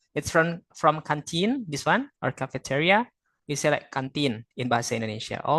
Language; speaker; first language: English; non-native, fluent; Indonesian